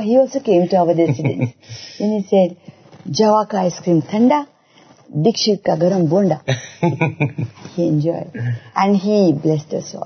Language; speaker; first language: English; non-native, local second language; Marathi